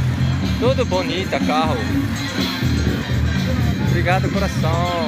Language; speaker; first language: Portuguese; non-native, learner; Korean